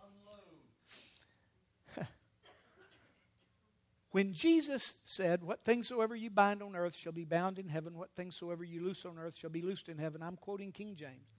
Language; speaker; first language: English; native; English